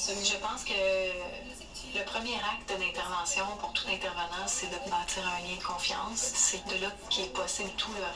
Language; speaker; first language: French; native; French